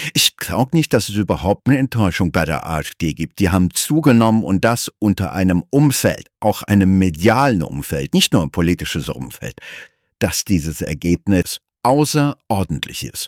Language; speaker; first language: German; native; German